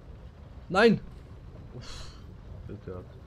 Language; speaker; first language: German; native; German